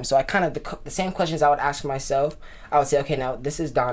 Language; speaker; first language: English; native; English